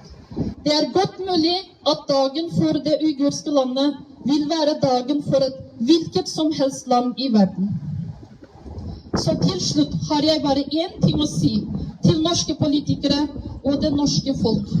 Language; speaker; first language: Norwegian; non-native, fluent; Uyghur